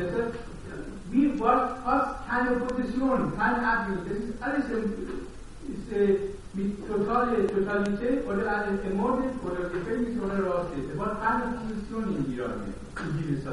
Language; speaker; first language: German; non-native, learner; Persian